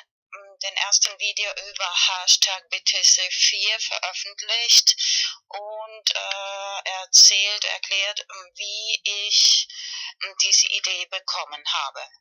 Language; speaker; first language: German; non-native, fluent; Spanish